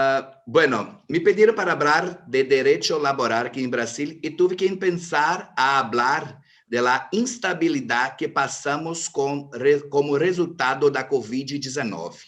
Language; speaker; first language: Spanish; non-native, fluent; Portuguese